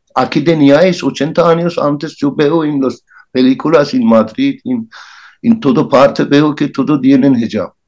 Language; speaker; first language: Spanish; non-native, learner; Persian